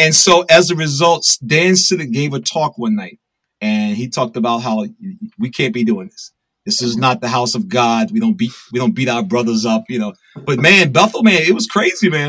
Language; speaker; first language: English; native; English